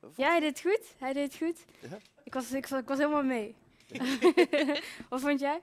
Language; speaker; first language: Dutch; early bilingual, other home language; Kinyarwanda